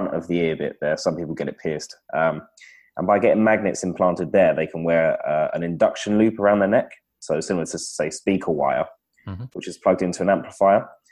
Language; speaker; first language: English; native; English